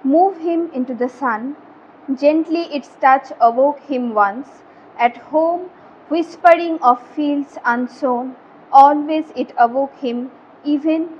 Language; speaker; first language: English; non-native, local second language; Bangla